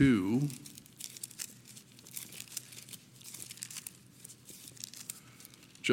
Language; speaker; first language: English; native; English